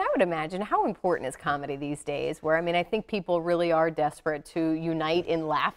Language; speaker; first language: English; native; English